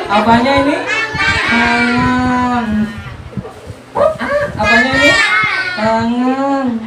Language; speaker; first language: Indonesian; native; Indonesian